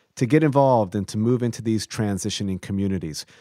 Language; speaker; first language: English; native; English